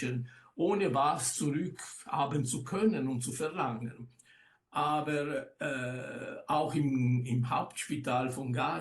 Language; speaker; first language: German; non-native, local second language; Italian